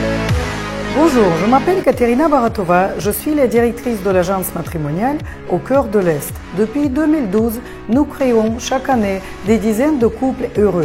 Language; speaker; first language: French; non-native, fluent; Russian